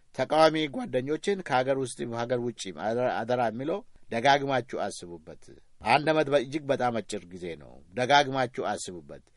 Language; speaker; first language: Amharic; non-native, local second language; Oromo